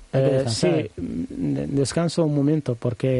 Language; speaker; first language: Spanish; non-native, learner; Arabic